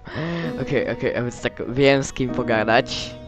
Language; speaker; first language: Polish; early bilingual, heritage; Polish